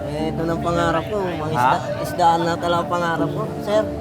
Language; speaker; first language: Filipino; native; Filipino